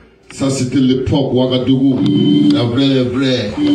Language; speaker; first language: French; non-native, local second language; Mossi